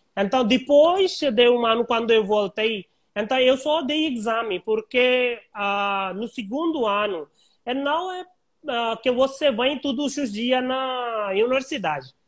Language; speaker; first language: Portuguese; non-native, learner; Hindi